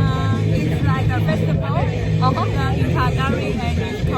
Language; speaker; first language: English; non-native, learner; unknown